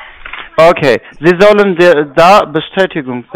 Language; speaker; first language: German; non-native, learner; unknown